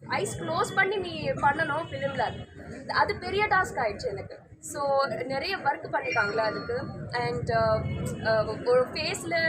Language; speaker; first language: Tamil; non-native, learner; Telugu